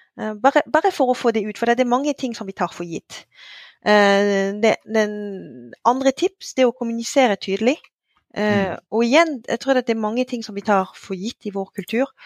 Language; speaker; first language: Norwegian; non-native, fluent; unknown